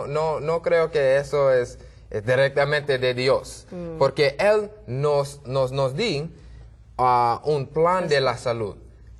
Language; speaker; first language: Spanish; non-native, learner; English